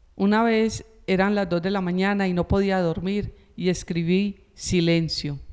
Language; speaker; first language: Spanish; native; Spanish